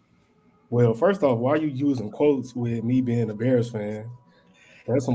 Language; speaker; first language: English; native; English